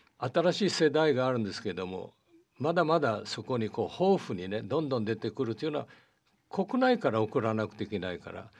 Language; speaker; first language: Japanese; early bilingual, heritage; Portuguese